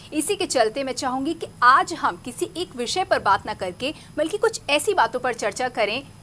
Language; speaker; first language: Hindi; native; Hindi